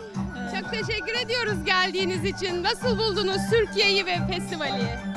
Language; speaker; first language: Turkish; native; Turkish